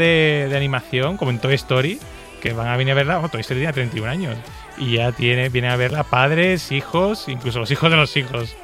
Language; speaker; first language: Spanish; native; Spanish